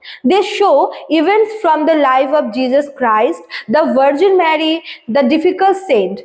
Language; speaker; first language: English; non-native, local second language; Bangla